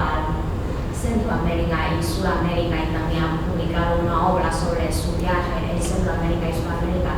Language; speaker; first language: Spanish; non-native, fluent; Chinese